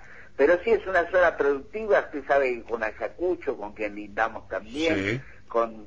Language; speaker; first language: Spanish; native; Spanish